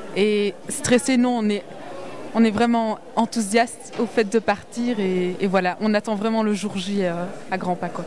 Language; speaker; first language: French; early bilingual, other home language; Arabic